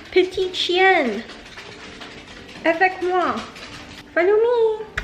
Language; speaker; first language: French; non-native, learner; English